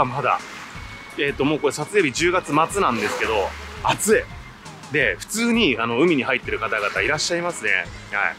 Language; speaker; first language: Japanese; native; Japanese